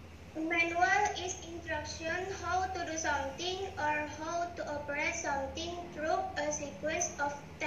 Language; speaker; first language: English; non-native, learner; Indonesian